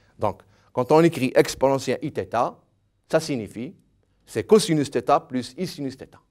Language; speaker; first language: French; non-native, local second language; Arabic